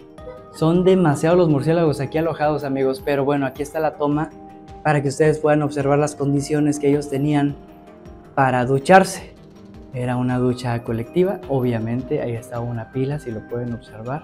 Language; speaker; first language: Spanish; native; Spanish